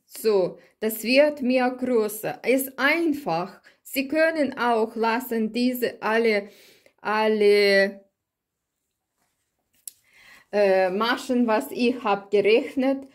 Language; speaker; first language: German; non-native, learner; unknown